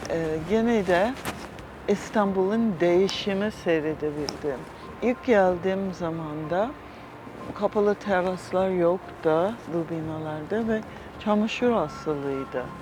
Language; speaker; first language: Turkish; non-native, fluent; English